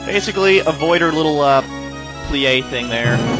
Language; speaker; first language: English; native; English